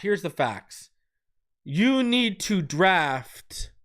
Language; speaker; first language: English; native; English